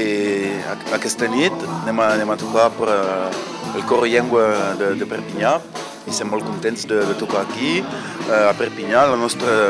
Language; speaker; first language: Catalan; non-native, local second language; French